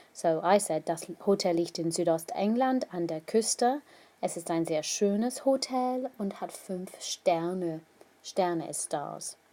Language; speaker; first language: German; non-native, fluent; English